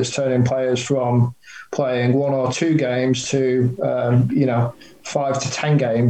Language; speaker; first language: English; native; English